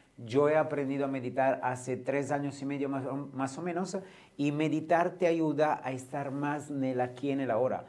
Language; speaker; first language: Spanish; non-native, fluent; Italian